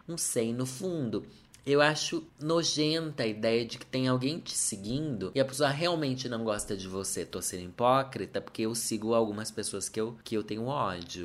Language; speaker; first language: Portuguese; native; Portuguese